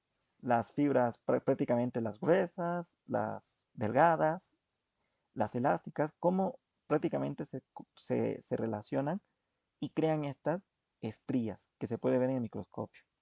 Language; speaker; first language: Spanish; native; Spanish